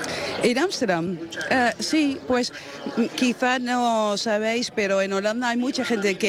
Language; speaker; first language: Spanish; non-native, fluent; Dutch